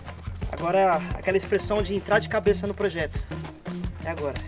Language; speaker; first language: Portuguese; native; Portuguese